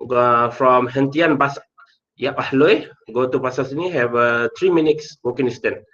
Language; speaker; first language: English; non-native, local second language; Malay